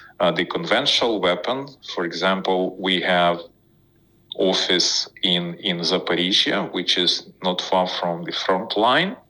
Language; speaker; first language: English; non-native, fluent; Ukrainian